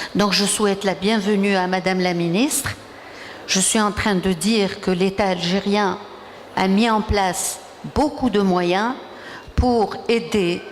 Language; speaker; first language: French; non-native, local second language; Arabic